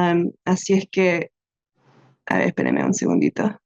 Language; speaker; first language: Spanish; non-native, fluent; English